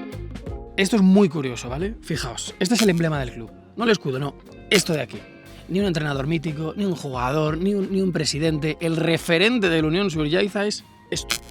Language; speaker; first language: Spanish; native; Spanish